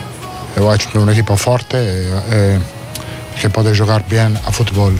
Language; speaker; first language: Portuguese; non-native, fluent; Italian